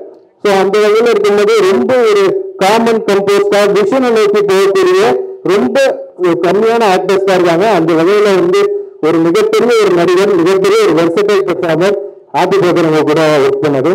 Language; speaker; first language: Tamil; native; Tamil